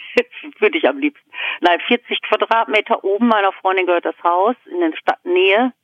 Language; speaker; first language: German; native; German